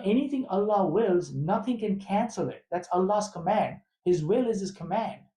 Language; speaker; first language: English; native; English